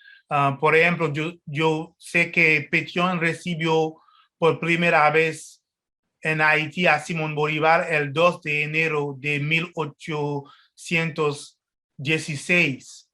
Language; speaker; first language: Spanish; non-native, fluent; French